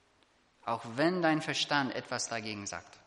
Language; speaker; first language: German; non-native, fluent; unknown